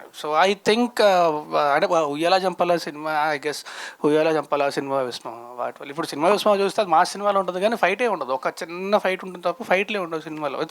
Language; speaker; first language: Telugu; native; Telugu